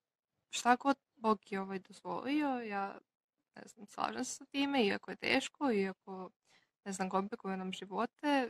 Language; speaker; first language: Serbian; non-native, local second language; Slovak